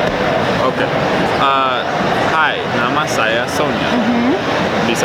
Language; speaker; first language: Indonesian; non-native, local second language; English